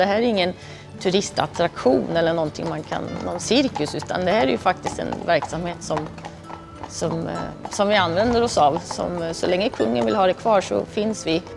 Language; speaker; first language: Swedish; native; Swedish